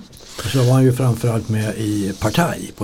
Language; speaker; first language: Swedish; native; Swedish